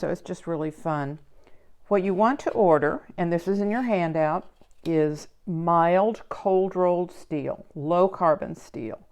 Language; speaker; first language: English; native; English